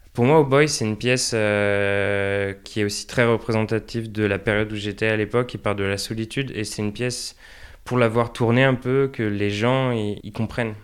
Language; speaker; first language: French; native; French